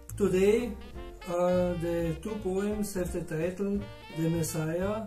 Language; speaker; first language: English; non-native, fluent; German